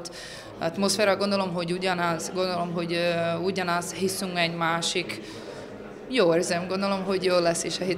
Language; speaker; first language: Hungarian; non-native, learner; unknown